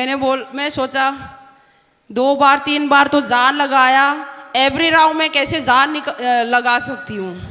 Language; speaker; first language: Hindi; non-native, local second language; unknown